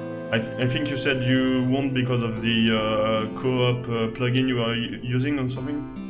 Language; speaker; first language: English; non-native, fluent; French